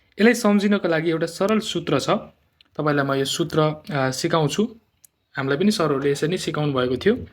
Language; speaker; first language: Nepali; native; Nepali